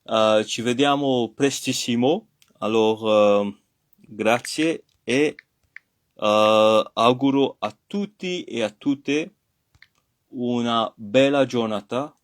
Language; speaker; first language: Italian; non-native, learner; French